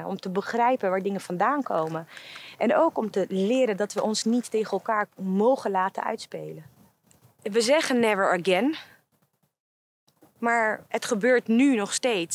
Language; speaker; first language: Dutch; early bilingual, other home language; Bosnian